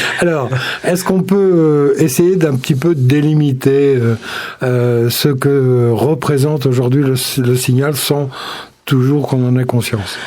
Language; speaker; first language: French; native; French